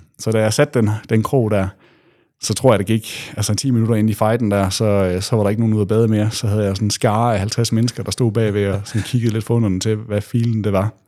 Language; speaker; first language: Danish; native; Danish